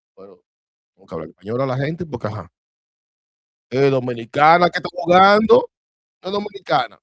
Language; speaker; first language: Spanish; early bilingual, heritage; Spanish